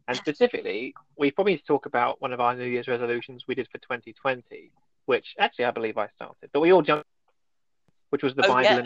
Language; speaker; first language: English; native; English